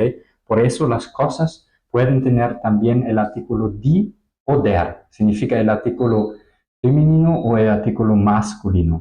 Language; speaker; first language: Spanish; non-native, fluent; German